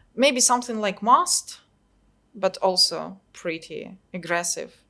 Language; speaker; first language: English; non-native, fluent; Ukrainian